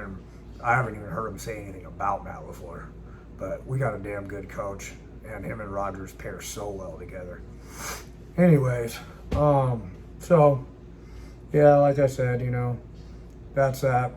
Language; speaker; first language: English; native; English